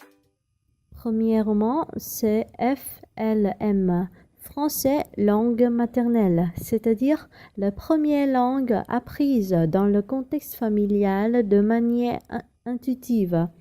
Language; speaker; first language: French; non-native, learner; Vietnamese